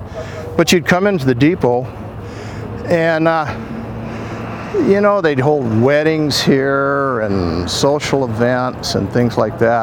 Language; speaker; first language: English; native; English